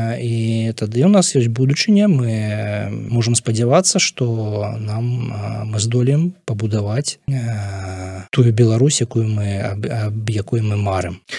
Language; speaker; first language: Belarusian; non-native, local second language; Russian